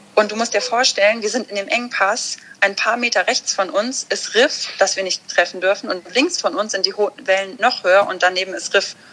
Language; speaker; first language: German; early bilingual, other home language; Russian